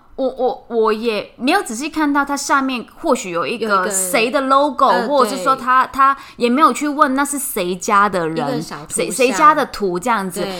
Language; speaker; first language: Chinese; non-native, fluent; Cantonese